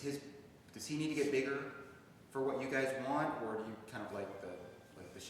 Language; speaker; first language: English; native; English